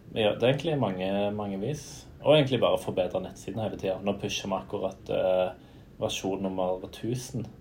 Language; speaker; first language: Norwegian; native; Norwegian